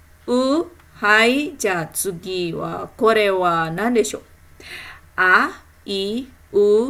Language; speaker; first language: Japanese; non-native, fluent; Indonesian